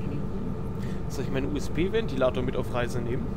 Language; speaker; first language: German; native; German